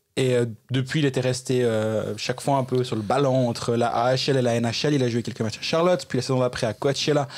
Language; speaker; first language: French; native; French